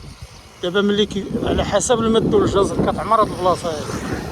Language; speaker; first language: Arabic; native; Arabic